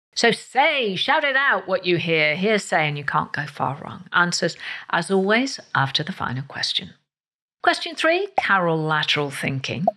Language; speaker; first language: English; native; English